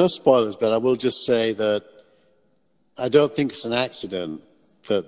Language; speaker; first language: English; native; English